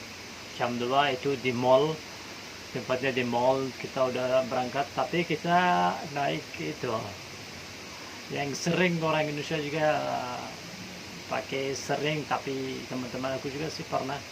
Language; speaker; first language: Indonesian; non-native, fluent; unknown